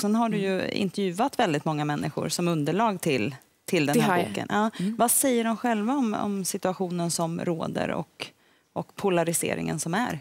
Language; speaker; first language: Swedish; native; Swedish